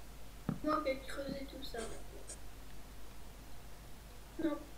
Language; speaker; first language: French; native; French